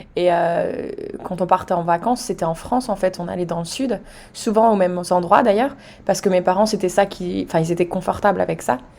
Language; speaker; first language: French; native; French